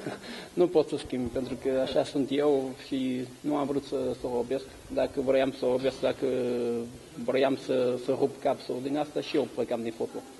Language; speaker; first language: Romanian; non-native, learner; Portuguese